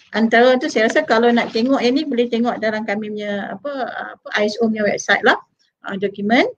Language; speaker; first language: Malay; native; Malay